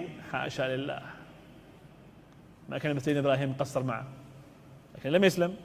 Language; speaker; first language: Arabic; native; Arabic